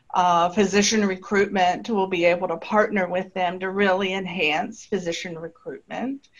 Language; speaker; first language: English; native; English